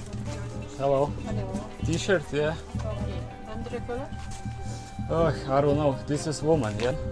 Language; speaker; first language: English; non-native, learner; Lithuanian